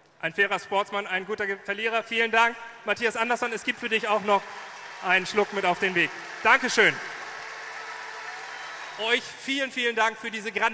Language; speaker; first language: German; native; German